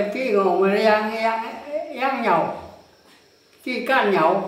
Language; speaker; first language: Chinese; non-native, local second language; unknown